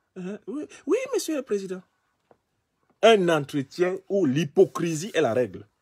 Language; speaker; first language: French; non-native, local second language; Basaa